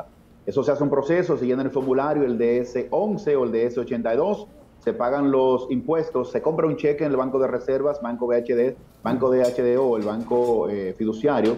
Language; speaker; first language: Spanish; native; Spanish